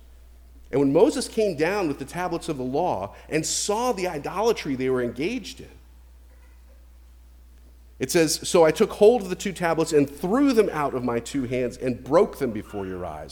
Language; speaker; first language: English; native; English